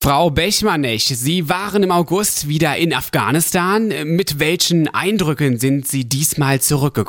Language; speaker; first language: German; native; German